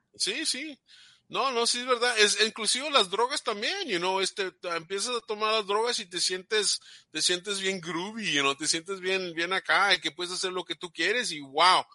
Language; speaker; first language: Spanish; early bilingual, heritage; Spanish